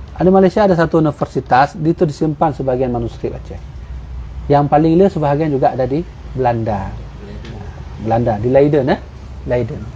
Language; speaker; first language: Malay; non-native, local second language; Achinese